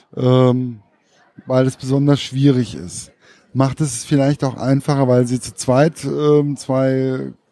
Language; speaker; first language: German; native; German